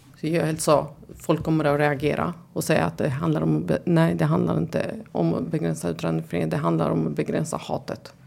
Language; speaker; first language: Swedish; early bilingual, other home language; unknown